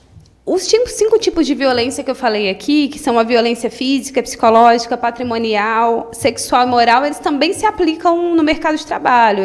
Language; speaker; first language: Portuguese; native; Portuguese